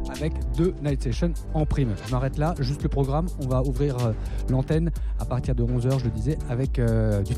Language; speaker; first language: French; native; French